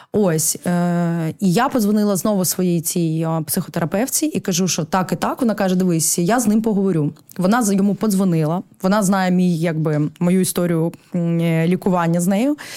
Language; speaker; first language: Ukrainian; native; Ukrainian